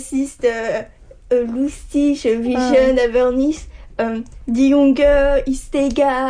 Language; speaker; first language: German; non-native, learner; French